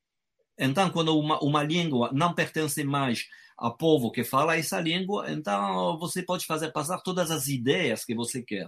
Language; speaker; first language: Portuguese; non-native, fluent; French